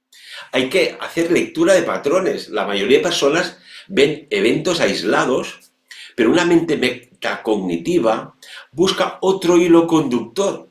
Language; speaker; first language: Spanish; non-native, local second language; Catalan